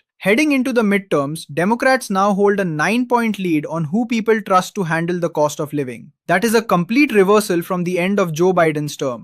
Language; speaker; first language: English; native; English